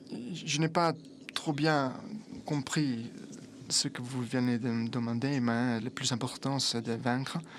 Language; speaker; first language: French; non-native, fluent; Italian